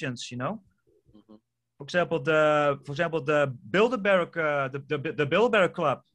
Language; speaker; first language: English; non-native, fluent; Dutch